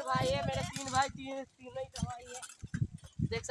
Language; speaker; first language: Hindi; non-native, local second language; Bangla